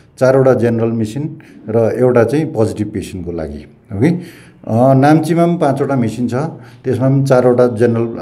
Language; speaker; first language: Nepali; native; Nepali